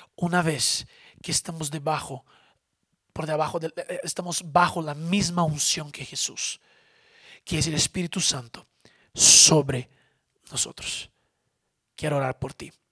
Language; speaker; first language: Spanish; non-native, fluent; Portuguese